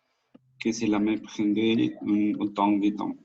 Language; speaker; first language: French; non-native, learner; Spanish